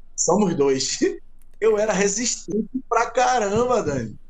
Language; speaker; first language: Portuguese; native; Portuguese